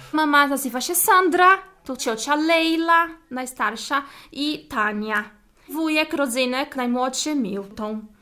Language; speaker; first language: Polish; non-native, fluent; Portuguese